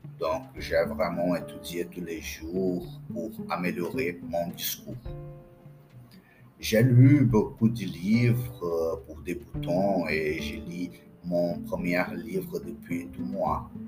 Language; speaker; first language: French; non-native, learner; Portuguese